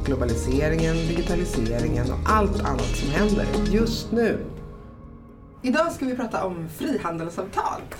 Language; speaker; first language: Swedish; native; Swedish